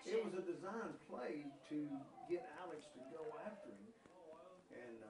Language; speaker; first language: English; native; English